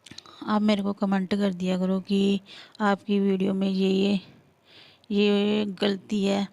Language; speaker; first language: Hindi; non-native, local second language; Punjabi